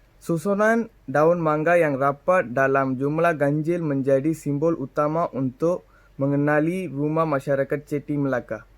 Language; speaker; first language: Malay; non-native, local second language; Tamil